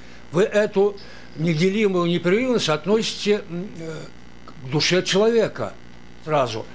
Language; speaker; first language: Russian; native; Russian